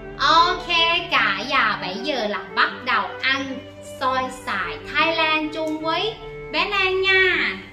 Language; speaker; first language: Vietnamese; non-native, learner; Thai